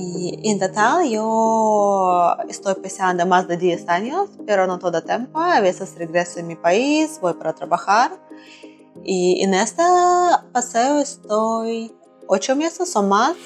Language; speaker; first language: Spanish; non-native, learner; Russian